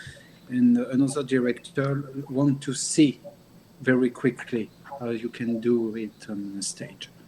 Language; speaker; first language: English; non-native, learner; French